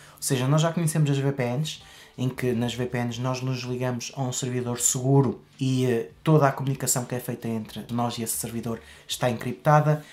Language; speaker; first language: Portuguese; native; Portuguese